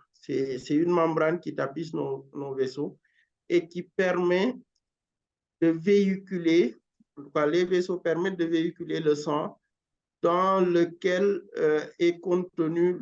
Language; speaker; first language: French; non-native, local second language; Wolof